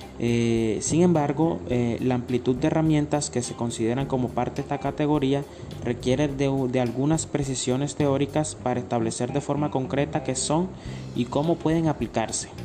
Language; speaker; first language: Spanish; native; Spanish